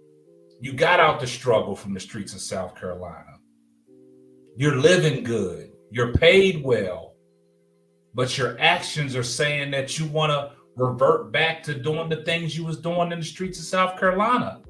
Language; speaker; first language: English; native; English